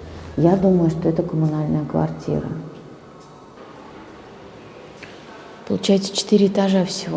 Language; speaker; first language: Russian; native; Russian